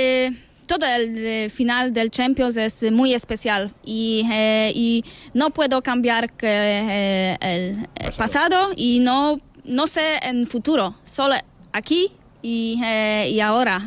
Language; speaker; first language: Spanish; non-native, learner; Polish